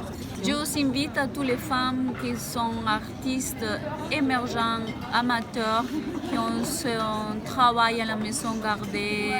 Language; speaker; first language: French; non-native, fluent; Spanish